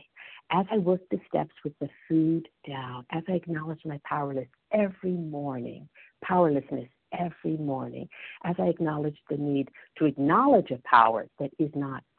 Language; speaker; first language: English; native; English